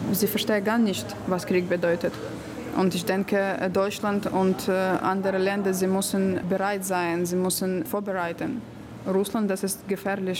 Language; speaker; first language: German; non-native, learner; Ukrainian